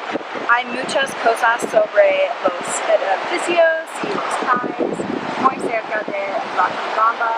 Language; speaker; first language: Spanish; non-native, learner; English